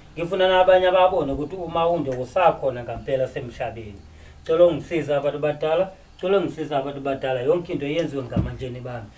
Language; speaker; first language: Zulu; native; Zulu